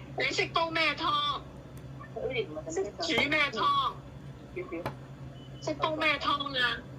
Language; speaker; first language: Chinese; non-native, learner; Indonesian